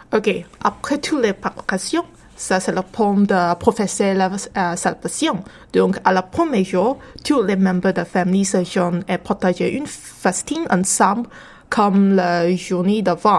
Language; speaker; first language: French; non-native, learner; Chinese